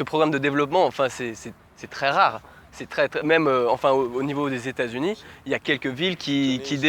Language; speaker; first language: French; native; French